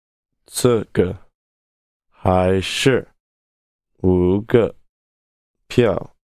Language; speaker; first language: Chinese; non-native, learner; English